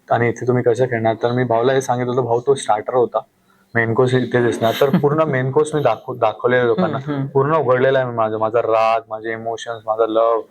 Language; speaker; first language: Marathi; non-native, local second language; Hindi